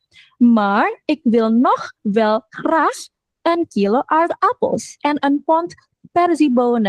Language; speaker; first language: Dutch; non-native, fluent; Indonesian